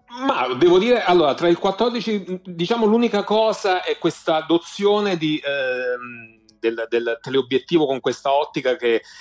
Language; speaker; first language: Italian; native; Italian